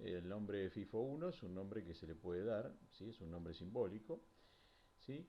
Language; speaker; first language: Spanish; native; Spanish